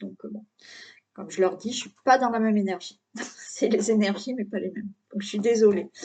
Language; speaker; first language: French; native; French